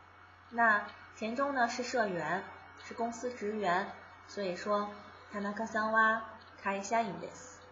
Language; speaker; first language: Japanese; non-native, fluent; Chinese